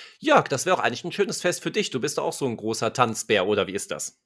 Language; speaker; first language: German; native; German